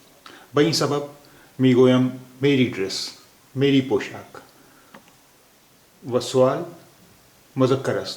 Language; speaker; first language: Persian; non-native, fluent; Urdu